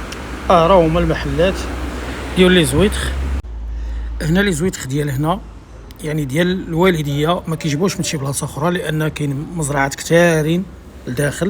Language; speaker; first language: Arabic; native; Arabic